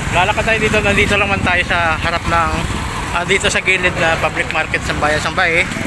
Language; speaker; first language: Filipino; native; Filipino